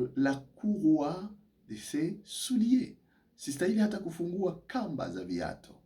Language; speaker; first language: French; non-native, local second language; Swahili